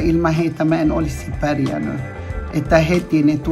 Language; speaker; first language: Finnish; non-native, fluent; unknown